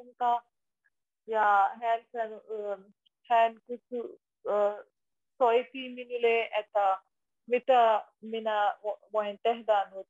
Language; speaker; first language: Finnish; non-native, learner; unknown